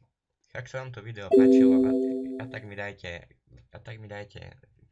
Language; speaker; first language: Slovak; native; Slovak